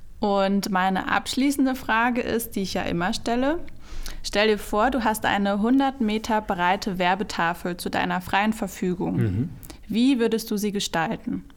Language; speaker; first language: German; native; German